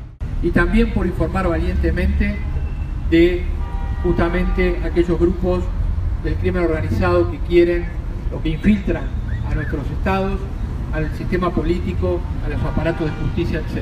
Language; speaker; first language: Spanish; native; Spanish